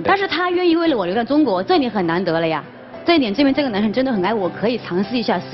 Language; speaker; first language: Chinese; native; Chinese